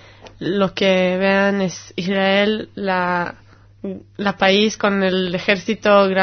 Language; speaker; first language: Spanish; non-native, fluent; Hebrew